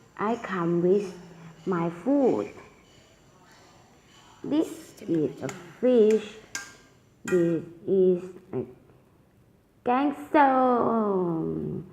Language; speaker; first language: English; non-native, learner; Thai